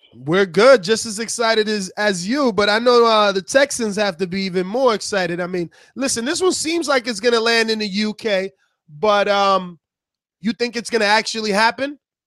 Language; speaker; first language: English; early bilingual, other home language; Spanish